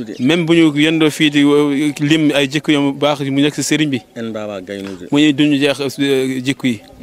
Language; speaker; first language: Wolof; non-native, local second language; Fula